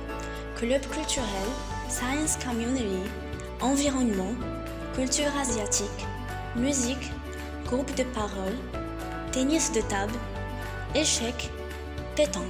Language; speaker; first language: French; non-native, local second language; Arabic